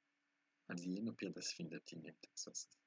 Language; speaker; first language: German; non-native, fluent; French